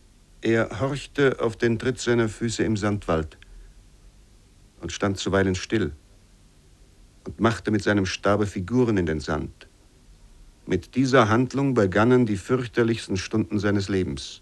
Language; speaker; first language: German; native; German